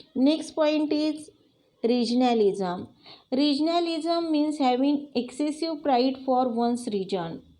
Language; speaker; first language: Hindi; non-native, local second language; Marathi